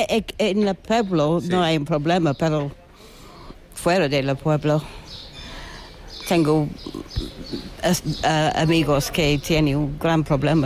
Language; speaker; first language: Spanish; non-native, learner; English